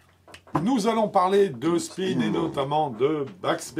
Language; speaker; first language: French; native; French